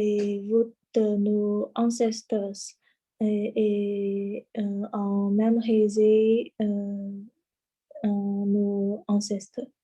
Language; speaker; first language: French; non-native, learner; Chinese